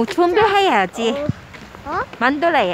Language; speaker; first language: Korean; non-native, learner; Filipino